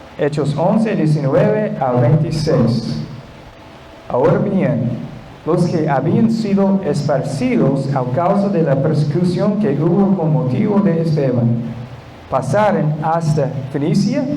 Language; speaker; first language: Spanish; non-native, fluent; English